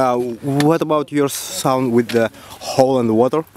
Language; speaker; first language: English; non-native, learner; Russian